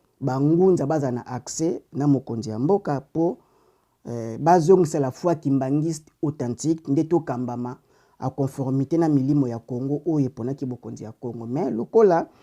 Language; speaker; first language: Lingala; non-native, local second language; Kongo